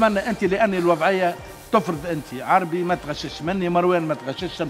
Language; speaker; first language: Arabic; native; Arabic